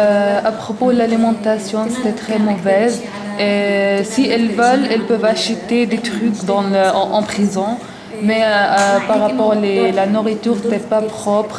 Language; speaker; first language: French; non-native, learner; Arabic